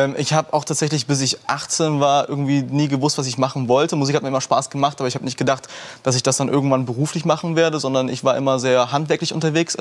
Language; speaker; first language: German; early bilingual, heritage; German